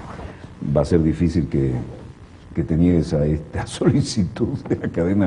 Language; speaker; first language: Spanish; native; Spanish